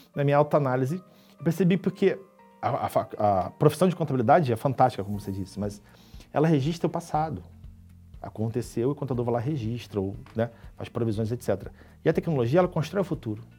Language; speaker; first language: Portuguese; native; Portuguese